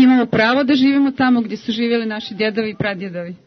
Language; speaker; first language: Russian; non-native, learner; Serbian